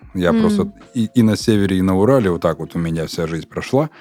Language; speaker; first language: Russian; native; Russian